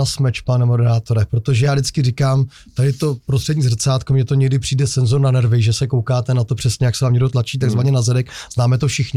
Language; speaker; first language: Czech; native; Czech